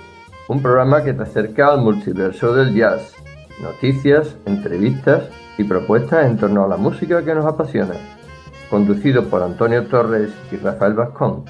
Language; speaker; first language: Spanish; native; Spanish